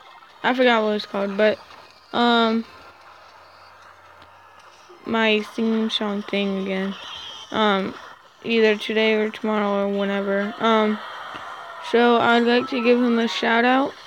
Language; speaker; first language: English; native; English